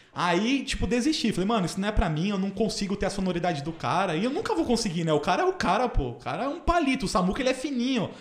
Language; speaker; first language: Portuguese; native; Portuguese